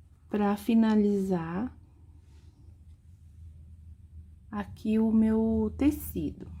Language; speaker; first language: Portuguese; native; Portuguese